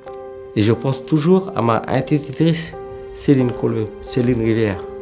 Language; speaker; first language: French; non-native, local second language; Vietnamese